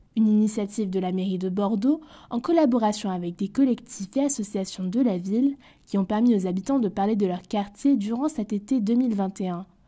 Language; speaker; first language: French; native; French